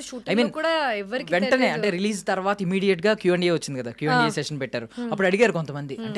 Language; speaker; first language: Telugu; native; Telugu